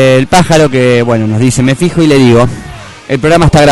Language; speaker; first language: Spanish; native; Spanish